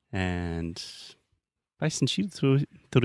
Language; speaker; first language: Portuguese; non-native, fluent; English